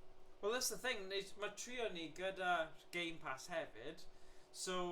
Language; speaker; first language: Welsh; native; Welsh